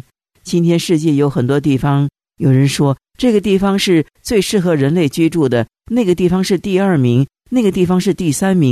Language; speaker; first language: Chinese; native; Chinese